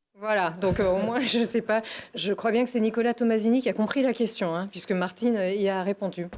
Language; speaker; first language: French; native; French